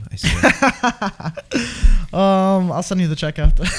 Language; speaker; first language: English; non-native, fluent; Italian